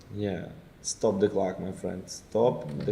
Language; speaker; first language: English; non-native, fluent; Ukrainian